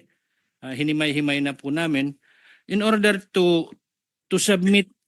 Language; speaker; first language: Filipino; native; Filipino